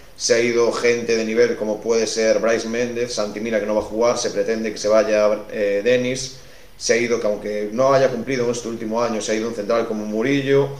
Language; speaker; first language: Spanish; native; Spanish